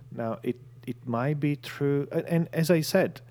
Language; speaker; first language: English; non-native, fluent; Italian